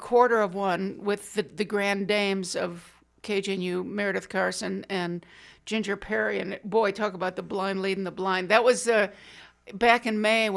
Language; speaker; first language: English; native; English